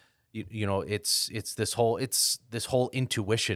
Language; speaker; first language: English; native; English